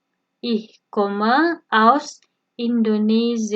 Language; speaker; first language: German; non-native, fluent; Indonesian